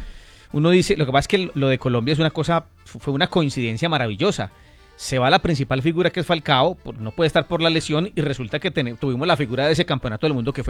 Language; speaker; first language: Spanish; native; Spanish